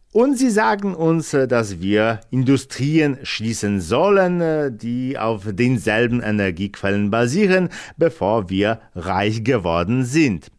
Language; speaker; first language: German; non-native, fluent; Polish